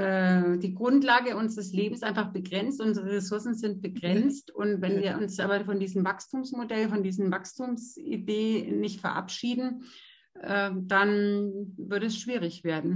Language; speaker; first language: German; native; German